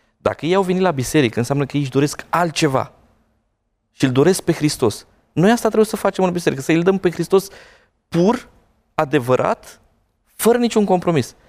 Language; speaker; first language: Romanian; native; Romanian